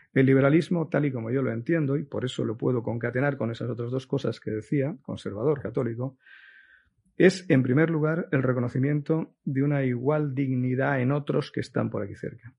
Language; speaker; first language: Spanish; native; Spanish